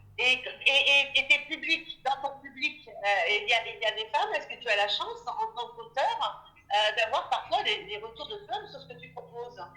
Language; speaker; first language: French; native; French